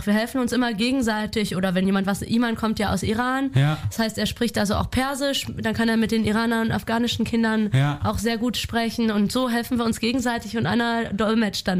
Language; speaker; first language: German; native; German